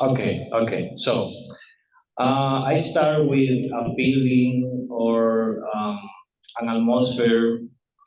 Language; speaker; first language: English; non-native, learner; Spanish